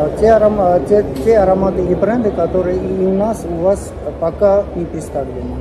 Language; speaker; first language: Russian; non-native, local second language; Armenian